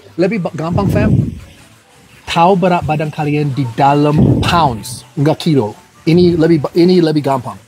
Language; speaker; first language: Indonesian; non-native, fluent; English